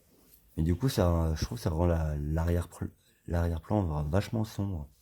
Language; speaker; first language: French; native; French